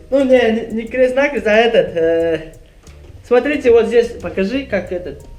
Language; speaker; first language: Russian; non-native, local second language; Tajik